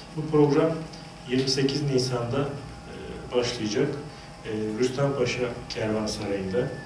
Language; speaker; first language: Turkish; native; Turkish